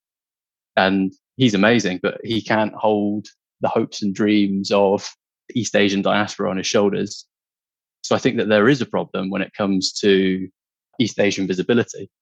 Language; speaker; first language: English; native; English